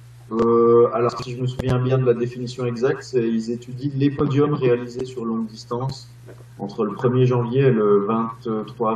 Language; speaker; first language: French; native; French